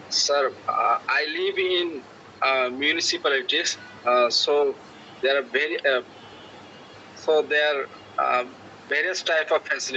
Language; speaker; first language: English; non-native, learner; Bangla